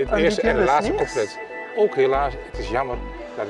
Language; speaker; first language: Dutch; native; Dutch